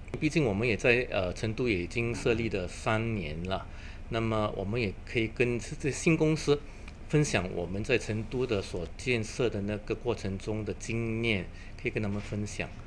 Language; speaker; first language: Chinese; native; Chinese